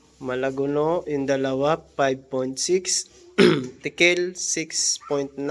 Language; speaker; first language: Filipino; non-native, local second language; Hiligaynon